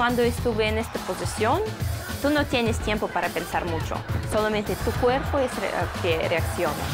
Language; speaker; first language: Spanish; non-native, fluent; Russian